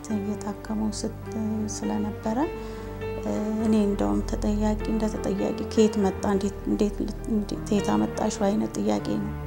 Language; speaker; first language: Amharic; native; Amharic